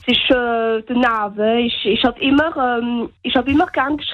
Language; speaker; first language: German; non-native, learner; French